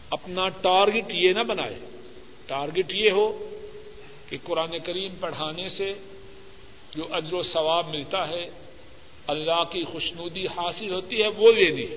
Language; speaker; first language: Urdu; non-native, local second language; Punjabi